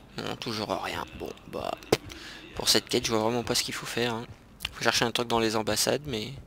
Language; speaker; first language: French; native; French